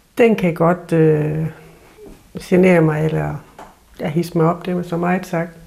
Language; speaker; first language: Danish; native; Danish